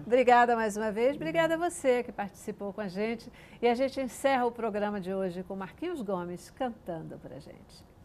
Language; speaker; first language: Portuguese; native; Portuguese